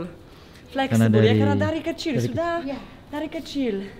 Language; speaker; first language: Indonesian; non-native, learner; Polish